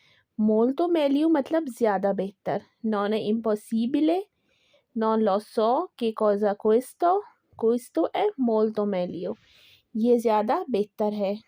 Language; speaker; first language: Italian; non-native, learner; Urdu